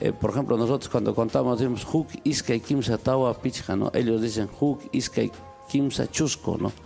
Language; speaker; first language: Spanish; non-native, local second language; Quechua